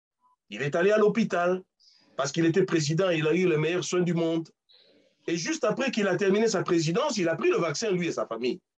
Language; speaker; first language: French; non-native, local second language; Luba-Lulua